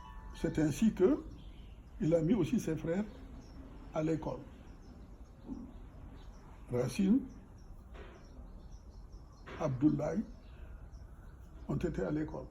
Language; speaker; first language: French; non-native, local second language; Fula